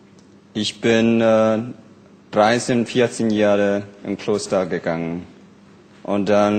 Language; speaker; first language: German; non-native, learner; Burmese